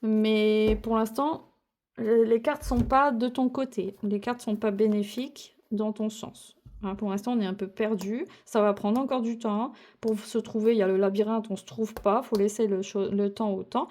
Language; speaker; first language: French; native; French